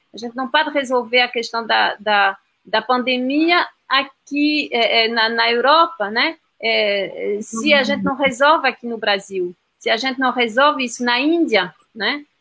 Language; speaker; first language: Portuguese; non-native, fluent; French